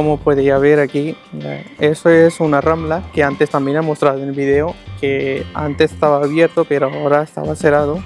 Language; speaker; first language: Spanish; non-native, learner; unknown